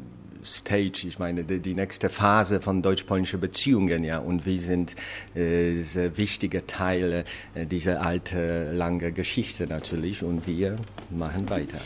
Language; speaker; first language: German; non-native, fluent; Polish